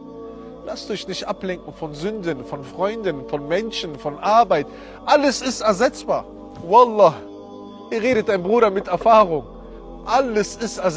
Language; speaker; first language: German; early bilingual, other home language; Romany